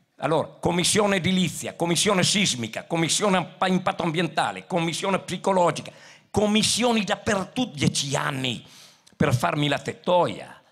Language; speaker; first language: Italian; native; Italian